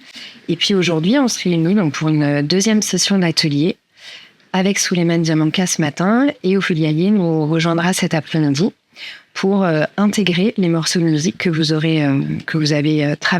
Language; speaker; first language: French; native; French